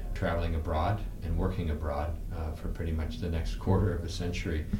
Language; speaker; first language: English; native; English